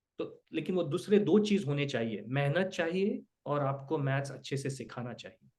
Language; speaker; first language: Hindi; non-native, local second language; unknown